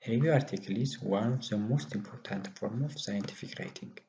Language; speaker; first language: English; non-native, local second language; Amharic